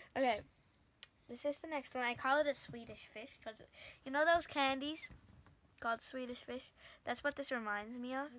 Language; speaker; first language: English; native; English